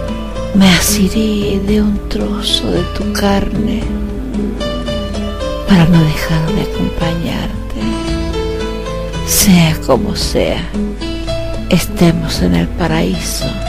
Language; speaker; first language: Spanish; native; Spanish